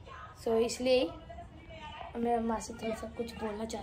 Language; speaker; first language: Hindi; non-native, local second language; Bangla